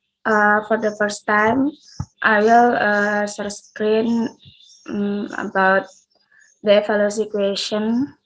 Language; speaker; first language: English; non-native, learner; Indonesian